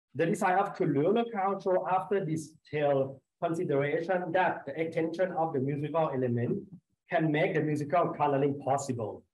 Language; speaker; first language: English; non-native, learner; Thai